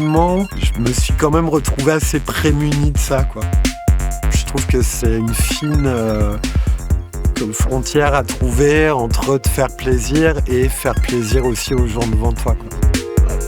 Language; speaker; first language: French; native; French